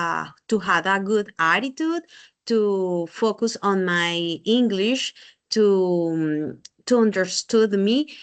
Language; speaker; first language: English; non-native, learner; Spanish